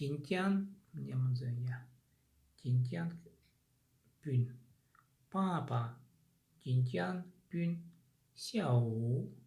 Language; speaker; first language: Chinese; non-native, learner; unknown